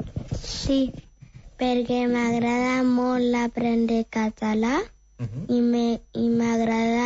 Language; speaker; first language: Catalan; non-native, learner; Spanish